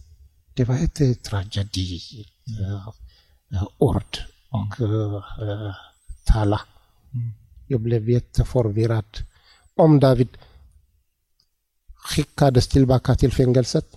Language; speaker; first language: Swedish; non-native, learner; Tigrinya